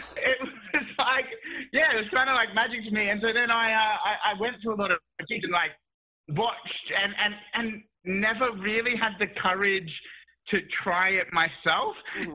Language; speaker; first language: English; native; English